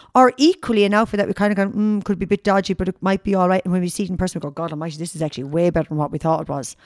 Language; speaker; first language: English; native; English